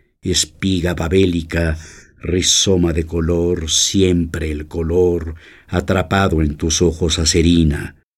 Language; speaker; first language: Spanish; native; Spanish